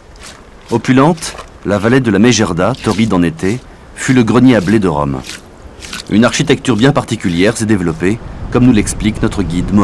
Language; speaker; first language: French; native; French